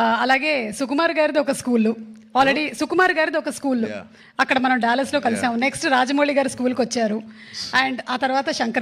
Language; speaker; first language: Telugu; native; Telugu